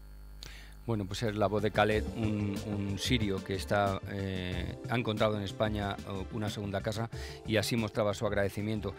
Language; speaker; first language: Spanish; native; Spanish